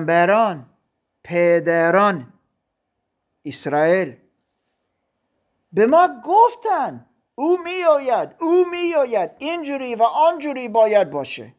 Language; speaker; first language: Persian; non-native, learner; German